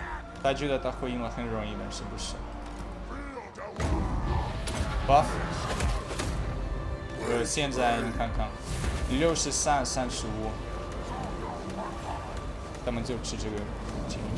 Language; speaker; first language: Chinese; non-native, learner; Russian